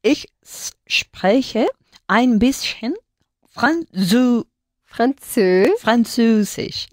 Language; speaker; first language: German; non-native, learner; Spanish